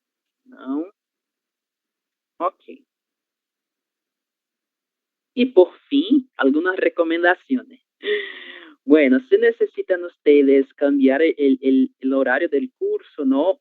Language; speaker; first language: Spanish; non-native, learner; Portuguese